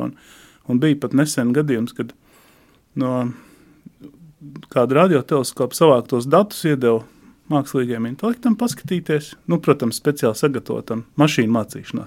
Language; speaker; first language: Latvian; native; Latvian